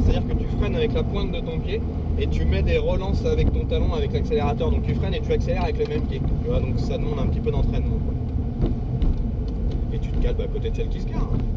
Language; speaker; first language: French; native; French